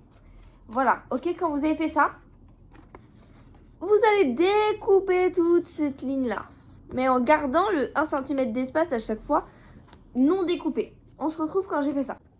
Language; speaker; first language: French; native; French